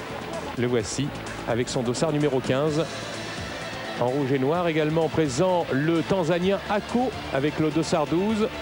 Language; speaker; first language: French; native; French